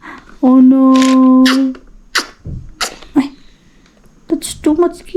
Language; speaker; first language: English; non-native, local second language; Cebuano